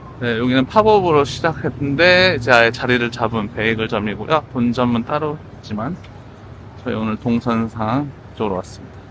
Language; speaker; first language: Korean; native; Korean